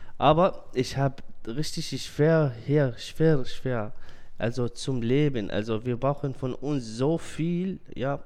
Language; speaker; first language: German; non-native, learner; Arabic